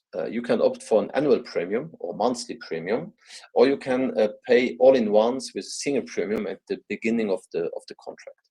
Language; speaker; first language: English; non-native, fluent; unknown